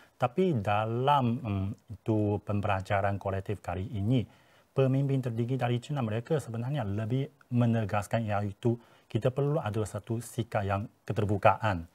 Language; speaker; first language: Malay; non-native, fluent; Chinese